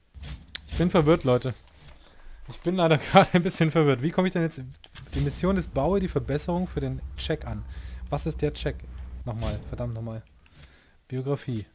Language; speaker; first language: German; native; German